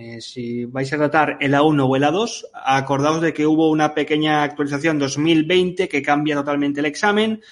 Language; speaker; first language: Spanish; native; Spanish